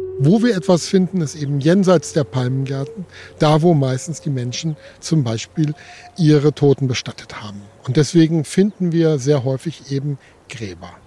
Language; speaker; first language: German; native; German